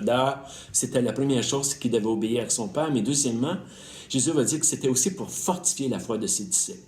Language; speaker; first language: French; native; French